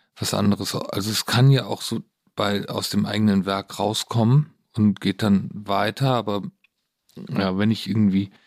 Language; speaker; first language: German; native; German